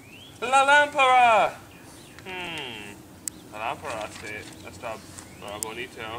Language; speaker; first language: Spanish; non-native, learner; English